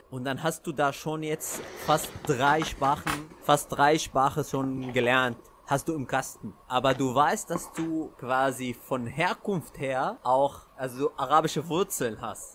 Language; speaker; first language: German; non-native, fluent; Arabic